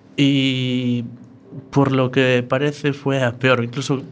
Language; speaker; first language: Spanish; native; Spanish